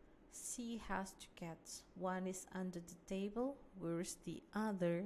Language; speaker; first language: English; non-native, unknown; Indonesian